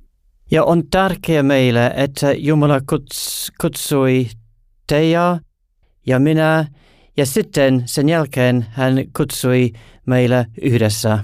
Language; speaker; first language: Finnish; non-native, learner; English